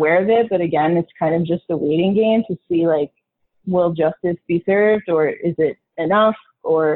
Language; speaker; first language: English; native; English